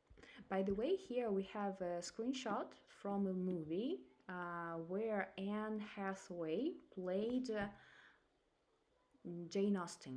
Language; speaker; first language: English; non-native, fluent; Russian